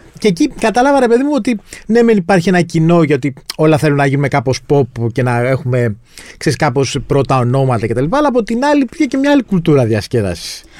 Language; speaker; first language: Greek; native; Greek